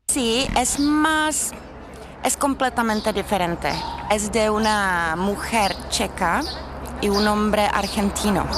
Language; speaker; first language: Spanish; non-native, learner; Czech